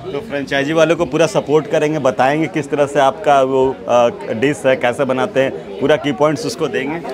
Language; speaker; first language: Hindi; native; Hindi